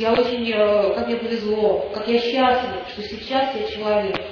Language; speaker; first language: Russian; native; Russian